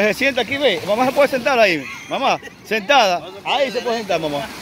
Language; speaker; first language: Spanish; native; Spanish